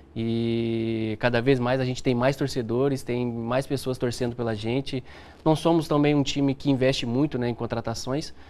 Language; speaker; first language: Portuguese; native; Portuguese